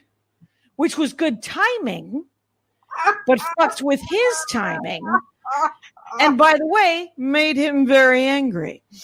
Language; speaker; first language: English; native; English